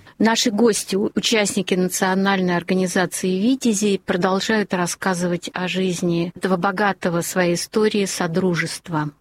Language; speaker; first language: Russian; native; Russian